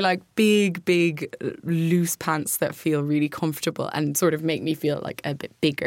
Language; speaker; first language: English; native; English